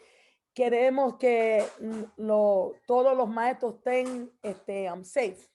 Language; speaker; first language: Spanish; early bilingual, heritage; Spanish